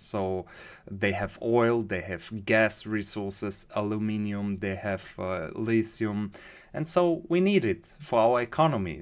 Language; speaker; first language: English; non-native, fluent; German